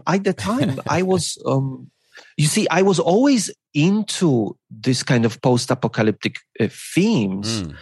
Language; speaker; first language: English; non-native, fluent; Polish